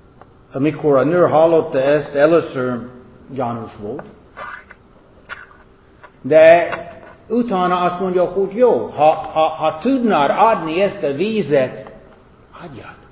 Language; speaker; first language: Hungarian; non-native, fluent; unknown